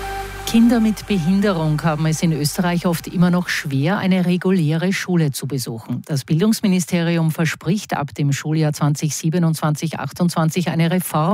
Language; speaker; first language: German; native; German